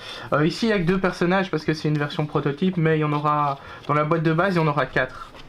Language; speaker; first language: French; native; French